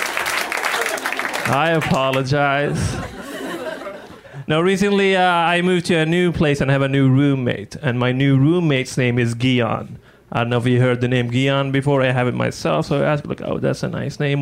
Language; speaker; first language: English; non-native, fluent; Arabic